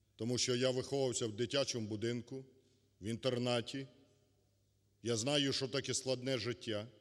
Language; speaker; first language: Ukrainian; native; Ukrainian